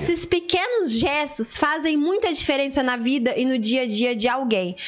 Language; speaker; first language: Portuguese; native; Portuguese